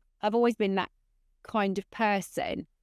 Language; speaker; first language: English; native; English